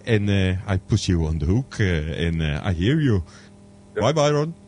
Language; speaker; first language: English; non-native, learner; Dutch